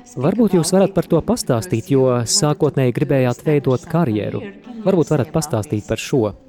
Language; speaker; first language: Latvian; native; Latvian